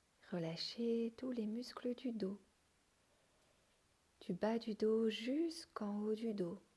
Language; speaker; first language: French; native; French